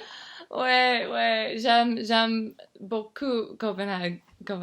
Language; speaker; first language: French; non-native, learner; English